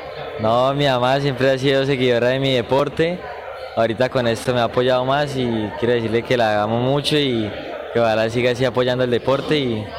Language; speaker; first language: Spanish; native; Spanish